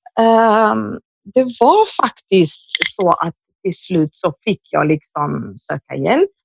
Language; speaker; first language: Swedish; early bilingual, other home language; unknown